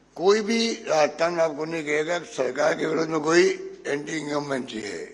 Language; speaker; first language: Hindi; native; Hindi